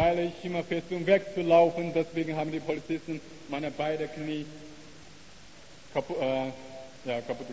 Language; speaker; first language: German; non-native, learner; Chinese